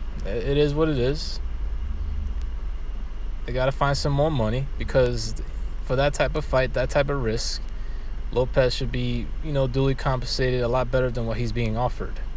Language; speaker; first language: English; native; English